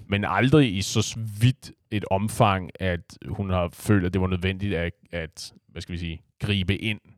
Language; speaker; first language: Danish; native; Danish